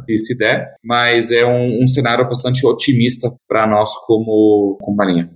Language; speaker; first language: Portuguese; non-native, fluent; German